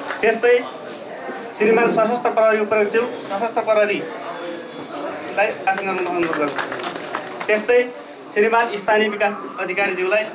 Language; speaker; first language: Nepali; native; Nepali